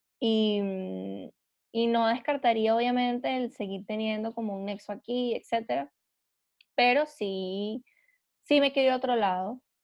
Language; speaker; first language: Spanish; native; Spanish